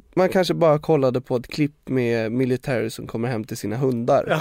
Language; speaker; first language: Swedish; native; Swedish